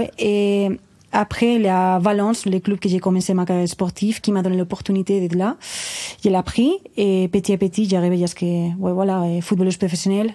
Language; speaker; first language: French; non-native, fluent; Spanish